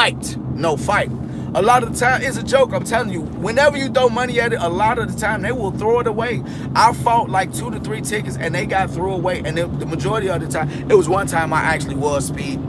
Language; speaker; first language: English; native; English